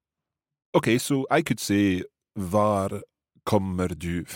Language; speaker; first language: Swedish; non-native, learner; English